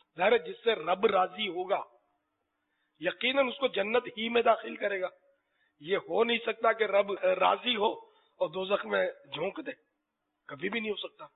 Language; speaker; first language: Urdu; native; Urdu